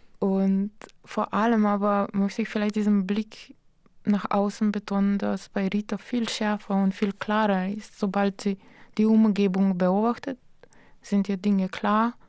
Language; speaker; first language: German; non-native, fluent; Slovenian